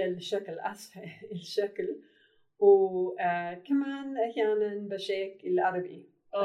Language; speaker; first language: Arabic; non-native, learner; English